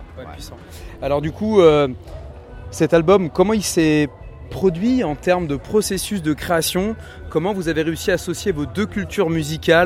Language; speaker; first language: French; native; French